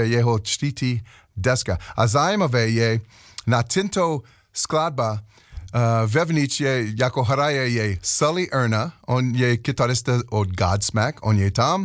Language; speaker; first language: Czech; non-native, learner; English